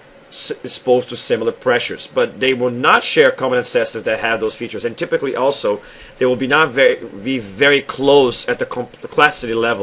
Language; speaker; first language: English; non-native, fluent; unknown